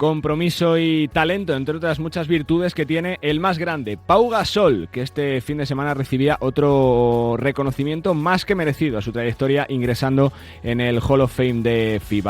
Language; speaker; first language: Spanish; native; Spanish